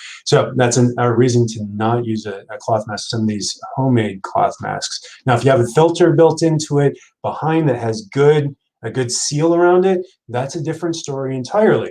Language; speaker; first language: English; native; English